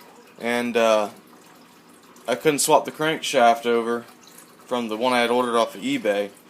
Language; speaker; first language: English; native; English